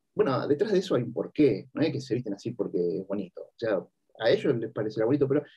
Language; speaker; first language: Spanish; native; Spanish